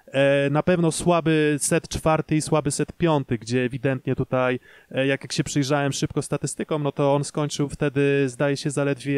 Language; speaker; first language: Polish; native; Polish